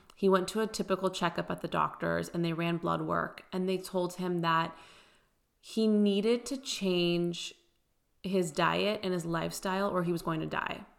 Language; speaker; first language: English; early bilingual, other home language; Persian